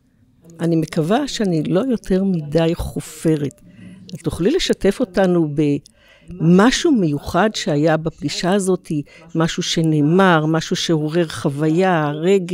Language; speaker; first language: Hebrew; native; Hebrew